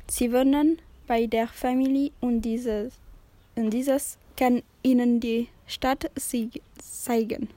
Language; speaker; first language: German; non-native, learner; French